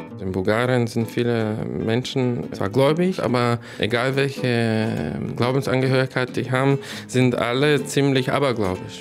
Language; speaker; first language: German; non-native, fluent; Bulgarian